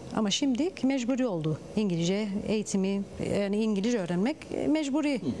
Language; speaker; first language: Turkish; early bilingual, heritage; Turkish